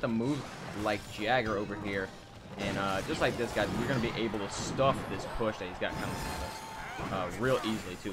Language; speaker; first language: English; native; English